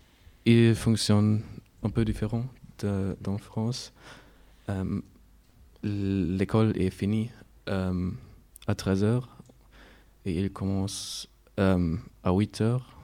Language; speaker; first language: French; non-native, learner; German